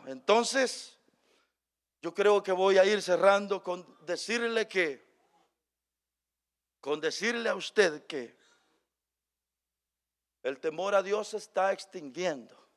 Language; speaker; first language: Spanish; native; Spanish